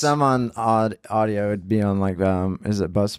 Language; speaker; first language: English; native; English